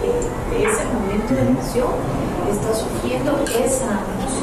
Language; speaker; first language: Spanish; native; Spanish